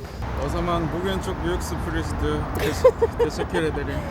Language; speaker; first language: Turkish; non-native, learner; Korean